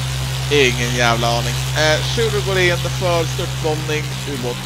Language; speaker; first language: Swedish; native; Swedish